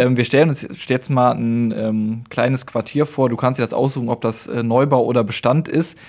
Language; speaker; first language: German; native; German